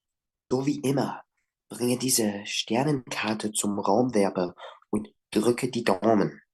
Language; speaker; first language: German; non-native, learner; English